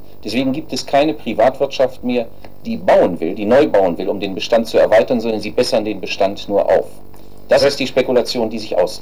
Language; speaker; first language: German; native; German